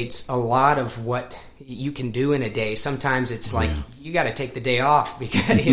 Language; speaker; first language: English; native; English